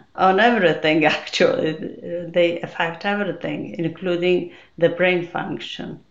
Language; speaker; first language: English; non-native, fluent; Polish